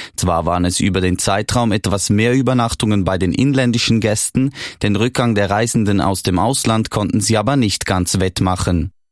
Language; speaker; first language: German; native; German